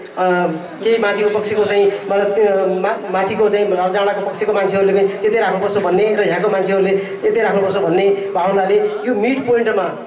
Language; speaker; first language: Nepali; native; Nepali